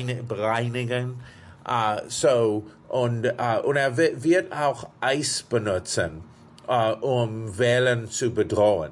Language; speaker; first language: German; non-native, fluent; English